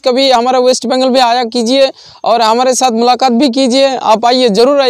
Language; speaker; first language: Hindi; non-native, local second language; Bangla